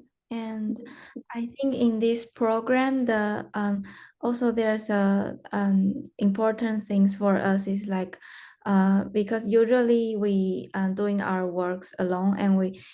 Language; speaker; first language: English; non-native, fluent; Chinese